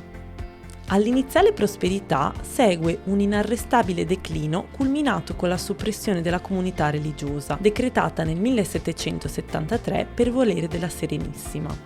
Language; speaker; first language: Italian; native; Italian